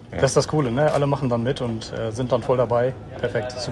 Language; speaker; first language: German; native; German